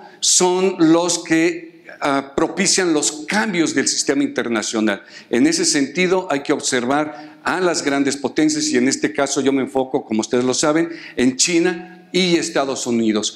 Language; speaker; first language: Spanish; native; Spanish